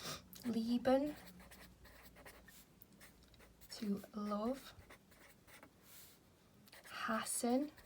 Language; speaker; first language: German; non-native, fluent; English